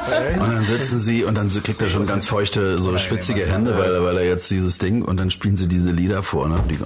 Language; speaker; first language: German; native; German